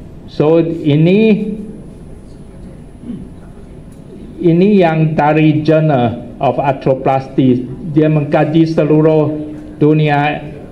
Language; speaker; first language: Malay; non-native, local second language; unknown